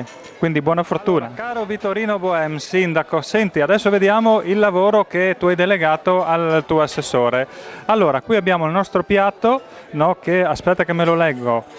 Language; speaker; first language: Italian; native; Italian